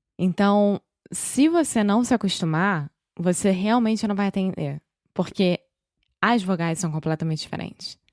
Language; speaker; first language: Portuguese; native; Portuguese